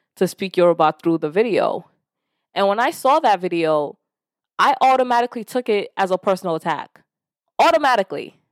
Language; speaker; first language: English; early bilingual, other home language; Yoruba